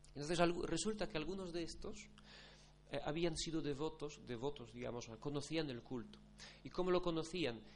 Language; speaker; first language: Spanish; non-native, fluent; Polish